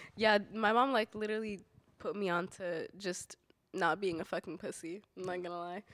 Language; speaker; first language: English; native; English